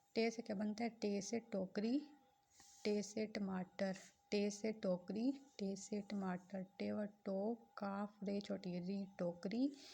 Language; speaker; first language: Urdu; non-native, local second language; Punjabi